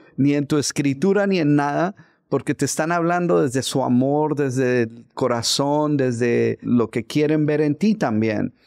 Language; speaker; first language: Spanish; native; Spanish